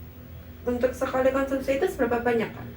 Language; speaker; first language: Indonesian; native; Indonesian